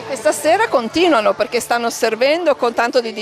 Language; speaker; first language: Italian; native; Italian